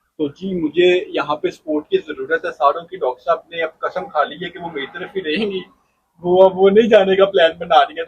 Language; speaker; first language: Urdu; native; Urdu